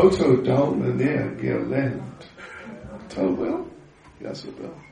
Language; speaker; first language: Russian; non-native, learner; English